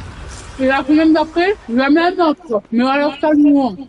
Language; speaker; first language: French; native; French